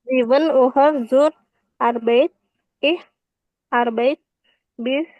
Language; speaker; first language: German; non-native, learner; Indonesian